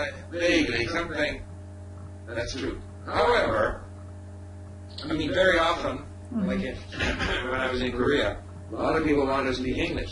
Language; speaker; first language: English; non-native, fluent; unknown